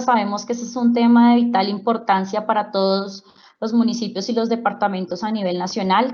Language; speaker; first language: Spanish; native; Spanish